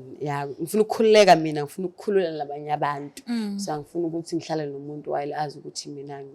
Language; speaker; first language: Zulu; non-native, local second language; Xhosa